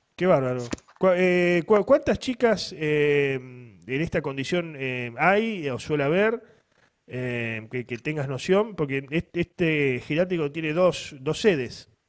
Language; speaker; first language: Spanish; native; Spanish